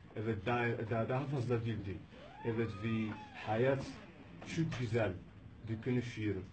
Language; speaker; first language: Turkish; non-native, learner; Arabic